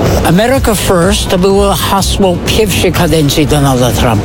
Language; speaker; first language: Polish; non-native, fluent; English